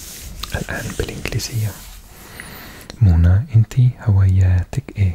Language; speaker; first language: Arabic; non-native, learner; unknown